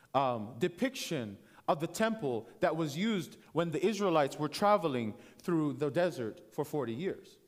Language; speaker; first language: English; native; English